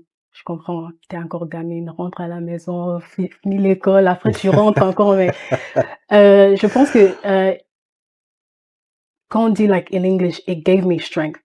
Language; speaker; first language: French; early bilingual, heritage; French